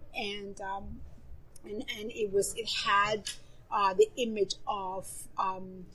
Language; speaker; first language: English; non-native, fluent; Somali